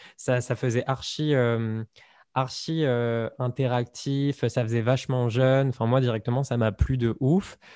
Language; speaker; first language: French; native; French